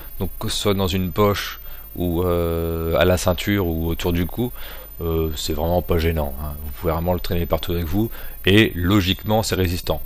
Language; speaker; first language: French; native; French